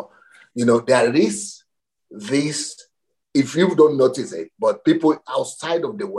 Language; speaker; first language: English; non-native, local second language; Yoruba